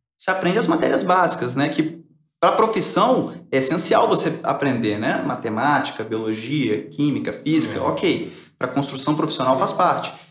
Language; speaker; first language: Portuguese; early bilingual, other home language; Spanish